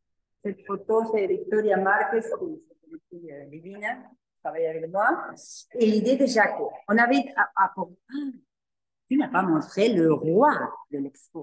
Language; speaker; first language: French; non-native, learner; Spanish